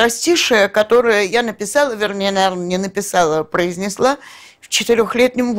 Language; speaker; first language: Russian; native; Russian